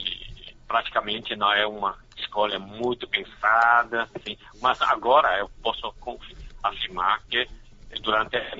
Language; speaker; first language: Portuguese; non-native, fluent; Chinese